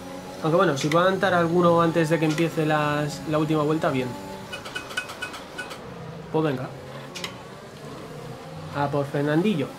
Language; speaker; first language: Spanish; native; Spanish